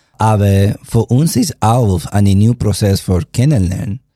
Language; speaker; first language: German; non-native, learner; Spanish